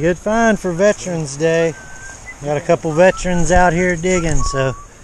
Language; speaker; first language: English; native; English